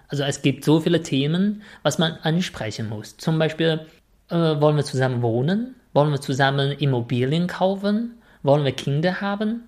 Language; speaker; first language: German; non-native, fluent; Chinese